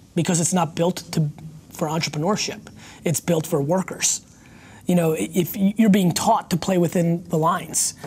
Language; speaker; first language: English; early bilingual, other home language; Russian